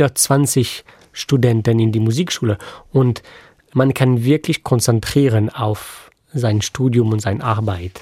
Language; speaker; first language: German; non-native, fluent; French